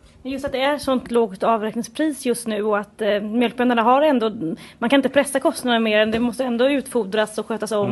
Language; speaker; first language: Swedish; native; Swedish